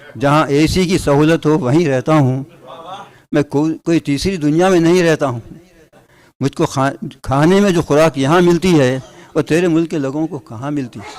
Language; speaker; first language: Urdu; native; Urdu